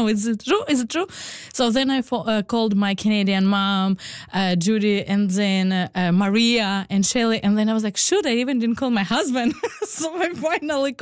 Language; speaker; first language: English; non-native, learner; Ukrainian